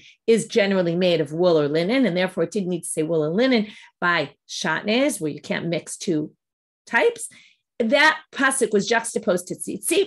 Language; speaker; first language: English; native; English